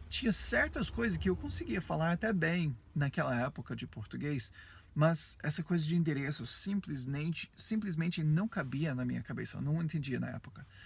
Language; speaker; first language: Portuguese; non-native, fluent; English